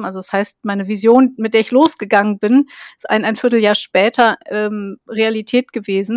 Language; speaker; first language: German; native; German